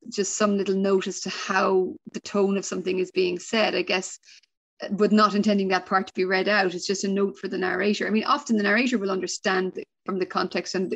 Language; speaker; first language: English; native; English